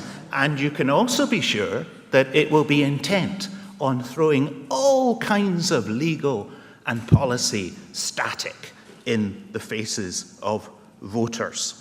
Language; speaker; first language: English; native; English